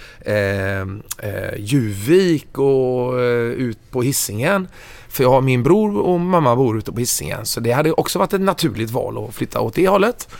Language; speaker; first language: Swedish; native; Swedish